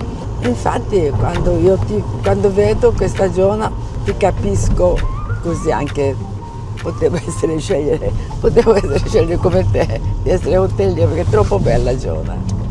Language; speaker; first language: Italian; non-native, fluent; Korean